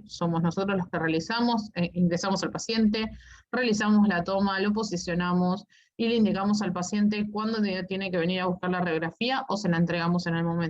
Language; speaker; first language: Spanish; native; Spanish